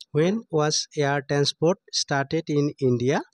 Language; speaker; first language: English; non-native, local second language; Assamese